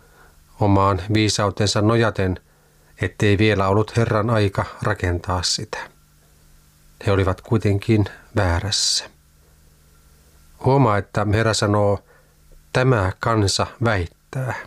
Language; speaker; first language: Finnish; native; Finnish